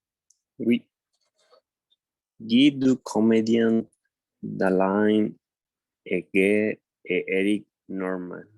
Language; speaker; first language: French; non-native, learner; Spanish